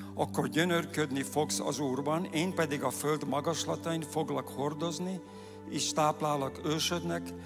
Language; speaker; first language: Hungarian; early bilingual, heritage; Hungarian